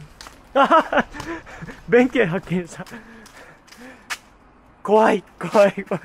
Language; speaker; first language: Japanese; native; Japanese